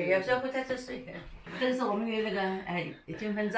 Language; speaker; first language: Chinese; native; Chinese